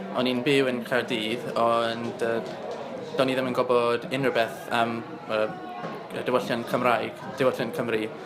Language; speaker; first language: Welsh; non-native, learner; English